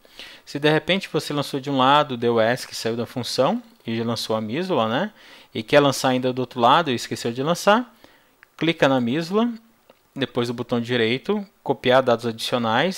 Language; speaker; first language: Portuguese; native; Portuguese